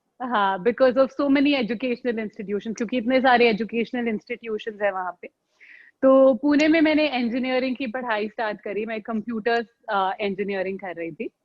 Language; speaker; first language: Hindi; native; Hindi